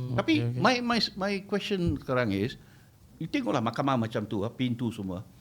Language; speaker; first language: Malay; non-native, local second language; Tamil